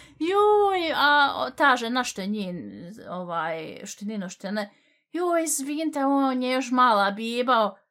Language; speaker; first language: Bosnian; early bilingual, heritage; Bosnian